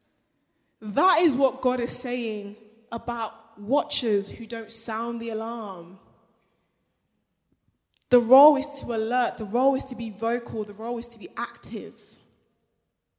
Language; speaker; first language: English; native; English